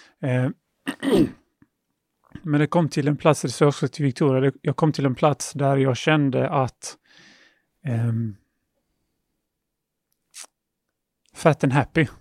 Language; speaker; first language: Swedish; early bilingual, other home language; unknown